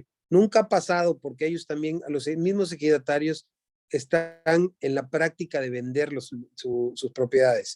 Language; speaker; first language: Spanish; native; Spanish